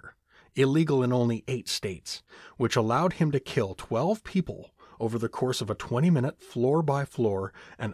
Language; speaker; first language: English; native; English